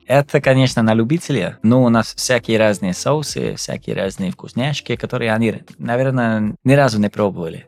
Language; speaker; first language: Russian; non-native, fluent; English